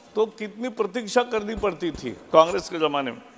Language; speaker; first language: Hindi; non-native, local second language; Marathi